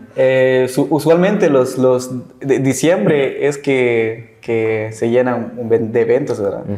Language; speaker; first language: Spanish; native; Spanish